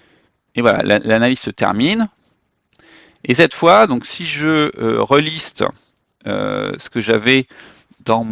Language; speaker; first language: French; native; French